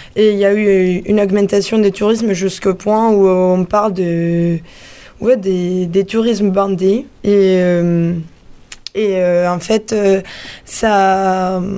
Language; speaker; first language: French; non-native, fluent; Spanish